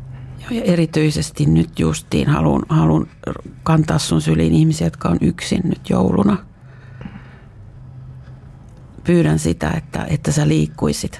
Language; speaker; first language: Finnish; native; Finnish